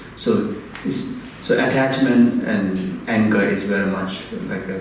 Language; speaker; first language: English; non-native, fluent; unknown